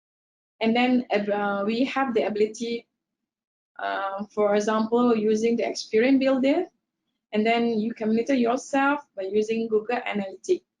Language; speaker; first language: English; non-native, local second language; Malay